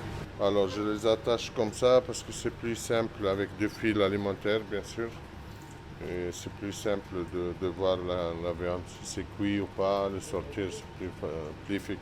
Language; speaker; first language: French; early bilingual, other home language; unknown